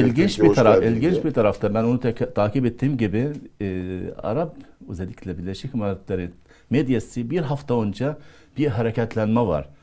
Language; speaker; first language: Turkish; non-native, fluent; Arabic